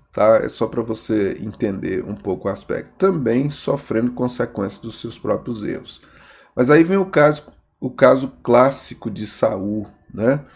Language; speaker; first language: Portuguese; native; Portuguese